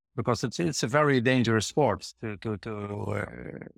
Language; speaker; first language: English; non-native, fluent; Dutch